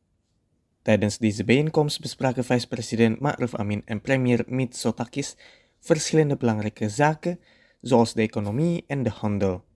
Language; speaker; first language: Dutch; non-native, fluent; Indonesian